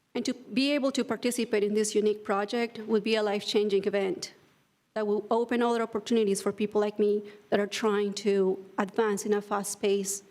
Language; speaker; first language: English; non-native, fluent; Spanish